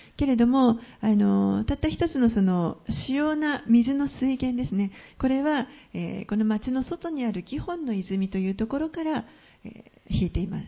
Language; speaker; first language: Japanese; native; Japanese